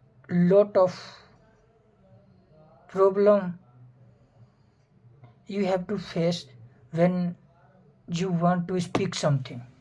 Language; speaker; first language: English; non-native, fluent; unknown